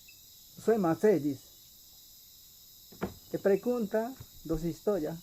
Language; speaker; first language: Spanish; non-native, local second language; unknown